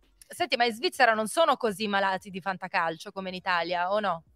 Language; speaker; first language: Italian; native; Italian